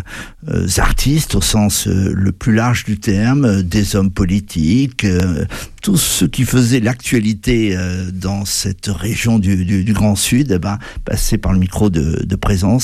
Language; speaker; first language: French; native; French